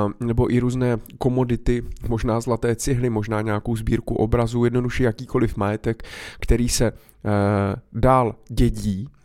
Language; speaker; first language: Czech; native; Czech